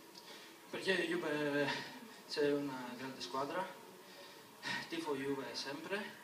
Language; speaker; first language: Italian; non-native, learner; Greek